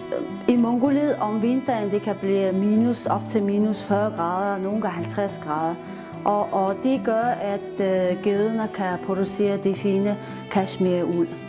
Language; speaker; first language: Danish; non-native, fluent; Mongolian